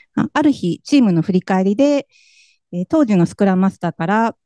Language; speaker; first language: Japanese; native; Japanese